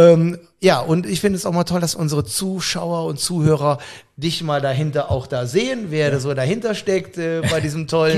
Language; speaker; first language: German; native; German